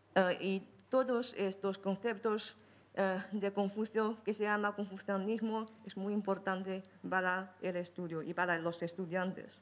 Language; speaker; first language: Spanish; non-native, fluent; Chinese